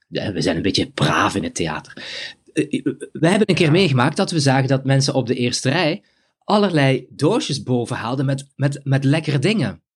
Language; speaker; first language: Dutch; native; Dutch